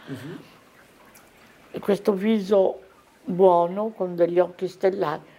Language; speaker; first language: Italian; native; Italian